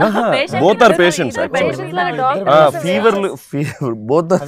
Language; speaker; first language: Telugu; non-native, fluent; Tamil